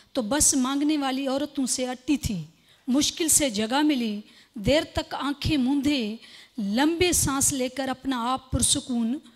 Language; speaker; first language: Urdu; non-native, local second language; Sindhi